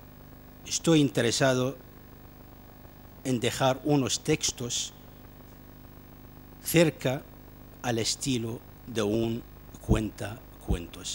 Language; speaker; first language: Spanish; non-native, fluent; Arabic